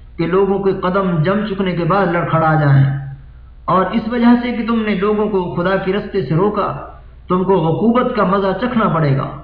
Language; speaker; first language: Urdu; native; Urdu